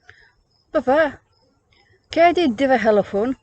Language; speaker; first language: Irish; non-native, learner; English